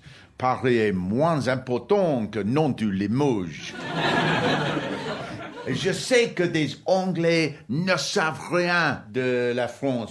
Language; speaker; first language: French; non-native, learner; English